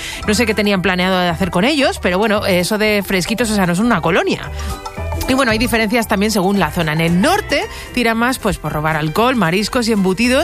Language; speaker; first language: Spanish; native; Spanish